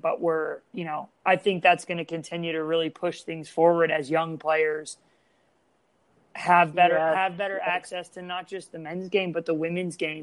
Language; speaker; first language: English; native; English